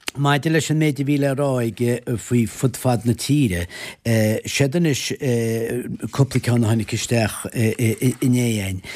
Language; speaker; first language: Irish; native; Irish